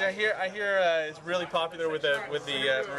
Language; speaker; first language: English; native; English